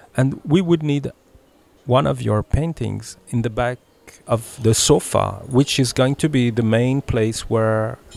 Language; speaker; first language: English; early bilingual, heritage; Italian